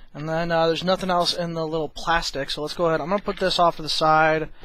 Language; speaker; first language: English; native; English